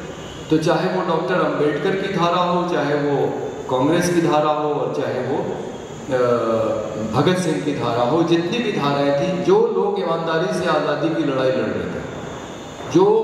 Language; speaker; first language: Hindi; native; Hindi